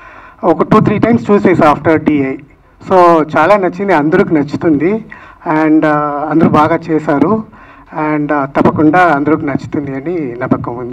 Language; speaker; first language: Telugu; non-native, learner; Tamil